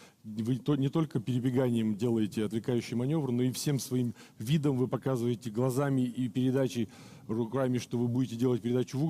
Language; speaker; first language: Russian; native; Russian